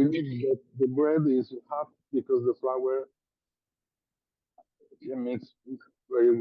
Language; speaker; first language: English; non-native, learner; Italian